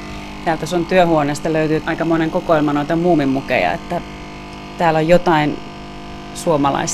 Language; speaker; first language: Finnish; native; Finnish